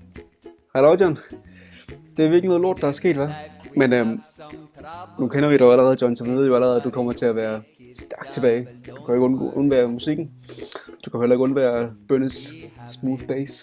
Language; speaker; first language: Danish; native; Danish